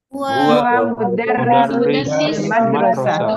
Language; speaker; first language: Arabic; non-native, learner; Indonesian